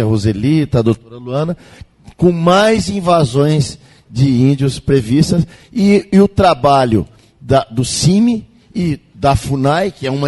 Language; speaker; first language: Portuguese; native; Portuguese